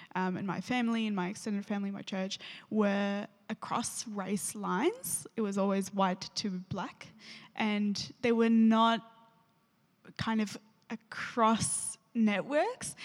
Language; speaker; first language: English; native; English